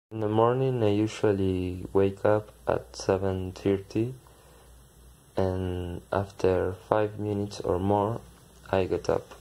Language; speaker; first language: English; non-native, learner; Spanish